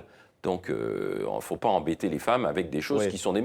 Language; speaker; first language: French; native; French